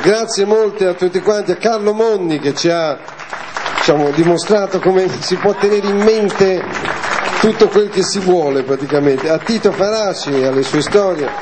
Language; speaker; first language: Italian; native; Italian